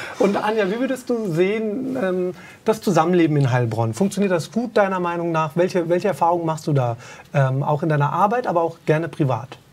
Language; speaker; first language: German; native; German